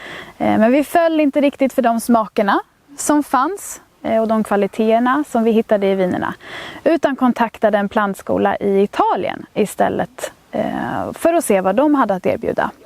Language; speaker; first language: Swedish; native; Swedish